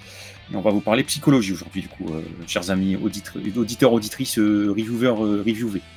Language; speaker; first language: French; native; French